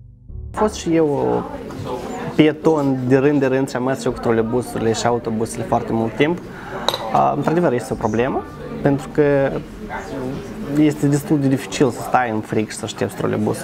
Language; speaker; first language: Romanian; native; Romanian